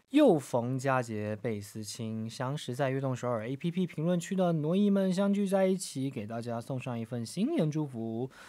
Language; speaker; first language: Chinese; native; Chinese